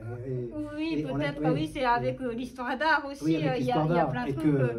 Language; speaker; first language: French; non-native, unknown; Japanese